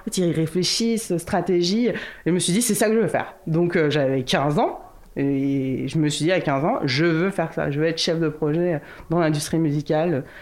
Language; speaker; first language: French; early bilingual, other home language; Kabuverdianu